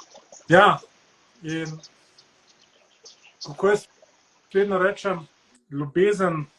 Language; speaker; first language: Slovenian; early bilingual, heritage; Slovenian